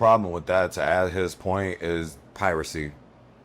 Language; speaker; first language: English; native; English